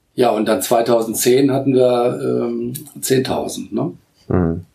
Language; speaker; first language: German; native; German